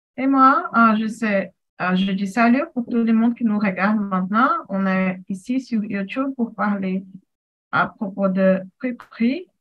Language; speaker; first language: French; non-native, fluent; Portuguese